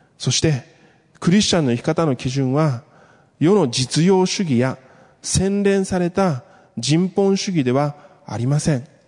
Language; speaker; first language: Japanese; early bilingual, other home language; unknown